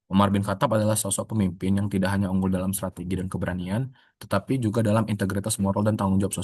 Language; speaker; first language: Indonesian; native; Indonesian